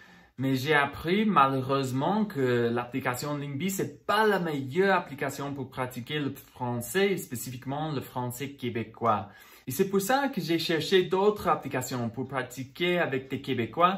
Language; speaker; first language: French; non-native, fluent; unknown